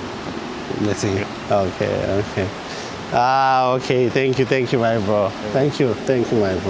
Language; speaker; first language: English; non-native, learner; Korean